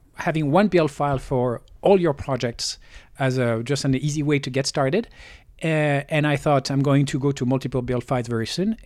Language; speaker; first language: English; non-native, fluent; French